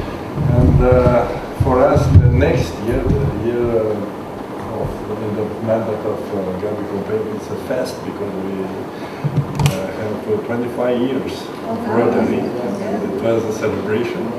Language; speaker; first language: English; non-native, learner; Romanian